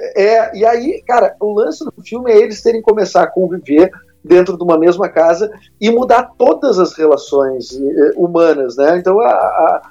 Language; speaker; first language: Portuguese; native; Portuguese